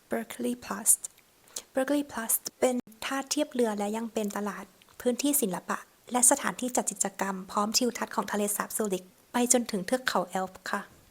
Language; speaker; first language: Thai; native; Thai